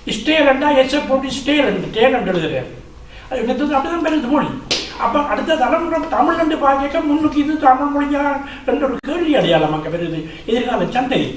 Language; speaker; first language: Tamil; native; Tamil